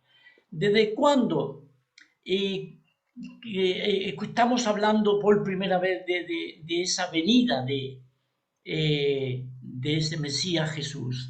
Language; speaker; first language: Spanish; native; Spanish